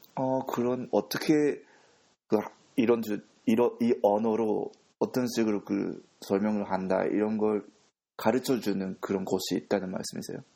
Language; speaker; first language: Korean; non-native, fluent; Japanese